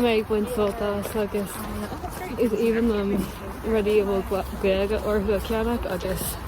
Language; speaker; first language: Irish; non-native, local second language; English